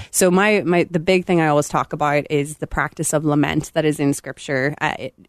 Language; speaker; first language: English; native; English